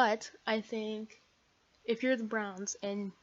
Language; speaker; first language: English; native; English